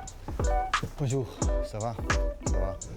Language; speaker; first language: French; non-native, local second language; Dutch